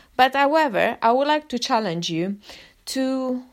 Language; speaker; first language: English; non-native, fluent; Italian